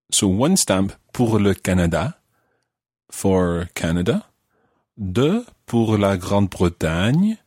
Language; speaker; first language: French; non-native, fluent; English